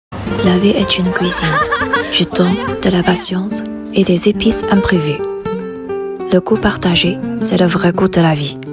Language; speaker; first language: French; non-native, fluent; Chinese